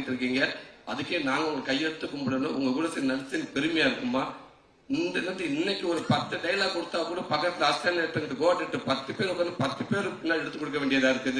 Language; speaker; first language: Tamil; native; Tamil